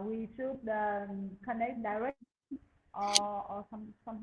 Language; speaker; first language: English; non-native, learner; Vietnamese